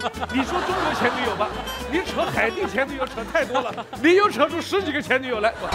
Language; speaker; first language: Chinese; native; Chinese